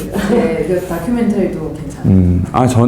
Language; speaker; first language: Korean; non-native, fluent; Chinese